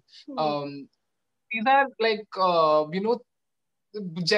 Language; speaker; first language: English; non-native, local second language; Odia